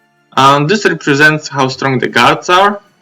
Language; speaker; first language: English; non-native, fluent; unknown